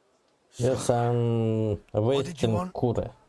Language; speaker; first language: English; non-native, learner; Russian